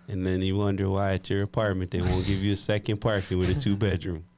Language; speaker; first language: English; native; English